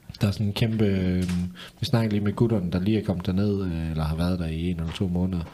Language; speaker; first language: Danish; native; Danish